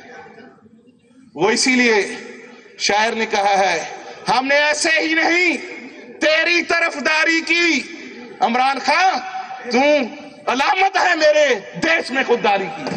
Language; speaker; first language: Urdu; non-native, local second language; Punjabi